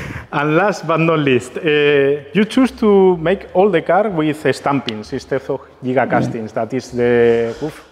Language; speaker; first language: English; non-native, fluent; Spanish